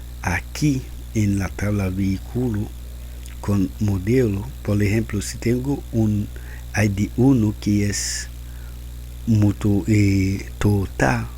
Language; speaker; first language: Spanish; non-native, learner; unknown